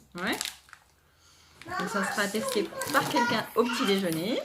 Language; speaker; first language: French; native; French